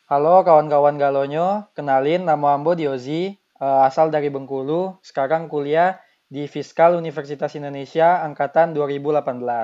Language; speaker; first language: Indonesian; native; Indonesian